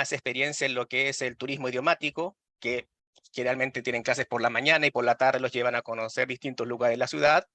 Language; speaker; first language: Spanish; native; Spanish